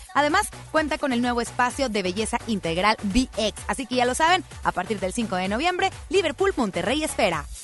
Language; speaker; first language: Spanish; native; Spanish